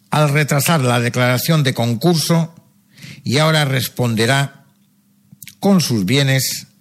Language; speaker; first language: Spanish; non-native, local second language; Catalan